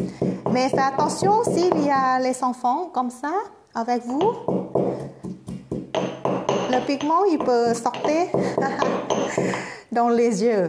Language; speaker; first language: French; non-native, learner; Thai